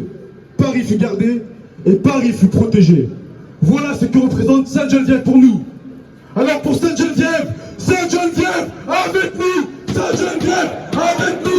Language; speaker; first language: French; native; French